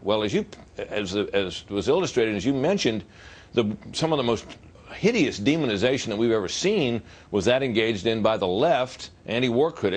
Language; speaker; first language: English; native; English